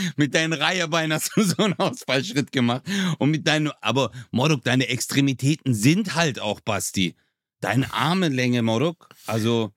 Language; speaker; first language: German; early bilingual, other home language; Turkish